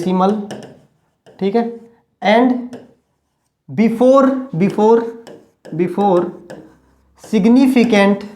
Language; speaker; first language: Hindi; native; Hindi